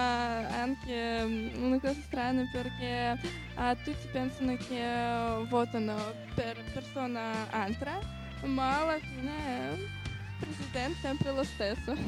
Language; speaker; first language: Italian; non-native, learner; Russian